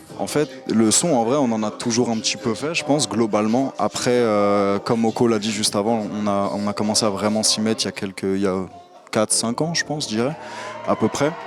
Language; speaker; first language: French; native; French